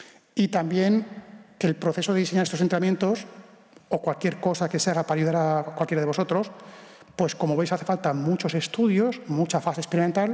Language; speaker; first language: Spanish; native; Spanish